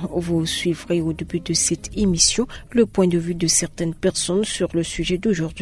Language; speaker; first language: French; non-native, local second language; Sango